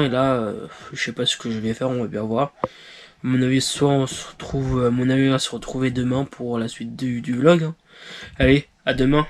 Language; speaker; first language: French; native; French